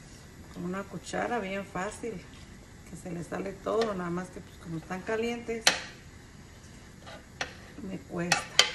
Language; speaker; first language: Spanish; native; Spanish